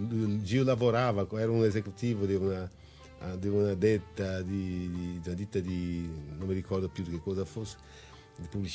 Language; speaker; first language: Italian; non-native, fluent; Portuguese